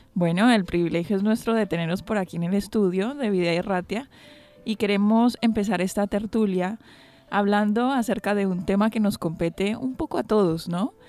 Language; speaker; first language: Spanish; native; Spanish